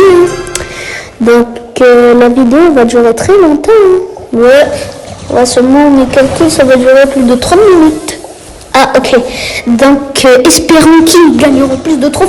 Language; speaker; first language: French; native; French